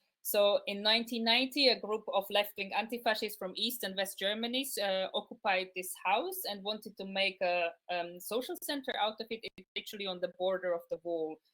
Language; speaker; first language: English; non-native, fluent; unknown